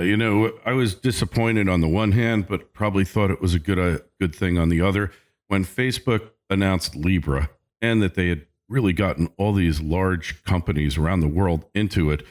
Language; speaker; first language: English; native; English